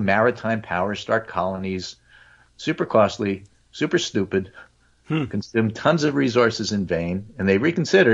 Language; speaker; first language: English; native; English